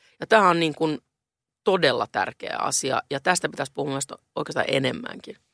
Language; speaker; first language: Finnish; non-native, local second language; Swedish